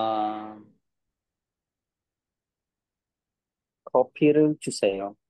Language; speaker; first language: Korean; non-native, learner; Filipino